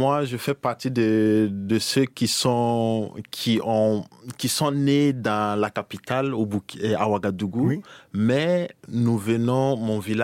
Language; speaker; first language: French; non-native, local second language; Mossi